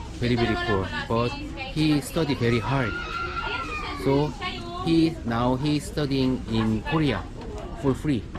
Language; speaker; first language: English; non-native, learner; Korean